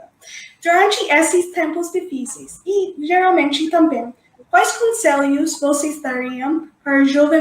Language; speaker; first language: Portuguese; non-native, fluent; English